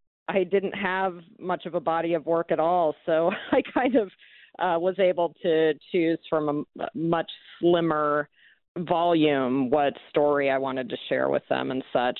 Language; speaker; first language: English; native; English